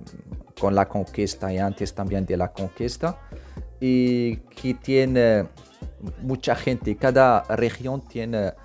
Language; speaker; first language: Spanish; non-native, fluent; Arabic